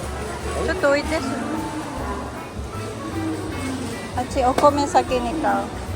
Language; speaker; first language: Japanese; non-native, fluent; Filipino